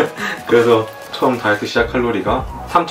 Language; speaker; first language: Korean; native; Korean